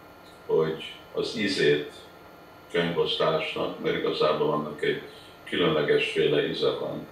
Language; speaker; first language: Hungarian; early bilingual, heritage; Hungarian